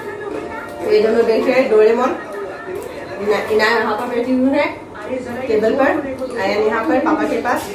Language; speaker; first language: Hindi; native; Hindi